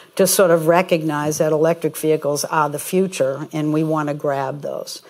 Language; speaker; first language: English; native; English